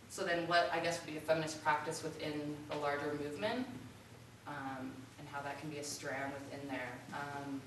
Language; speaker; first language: English; native; English